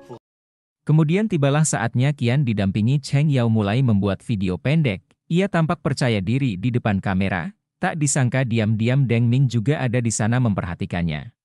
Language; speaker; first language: Indonesian; native; Indonesian